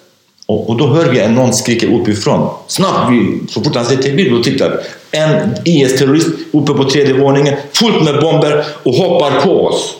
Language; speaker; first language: Swedish; non-native, fluent; Kurdish